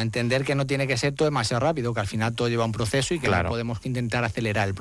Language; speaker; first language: Spanish; native; Spanish